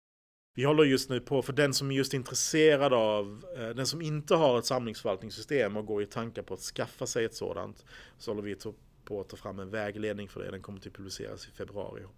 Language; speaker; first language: Swedish; native; Swedish